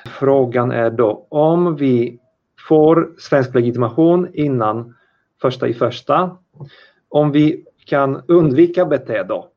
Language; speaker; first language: Swedish; non-native, fluent; Polish